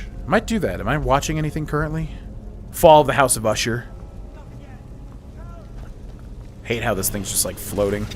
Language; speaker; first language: English; native; English